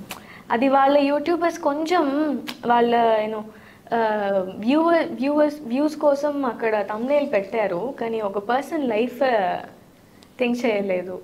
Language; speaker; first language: Telugu; non-native, learner; Tamil